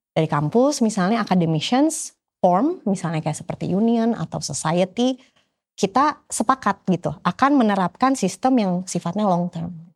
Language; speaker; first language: Indonesian; native; Indonesian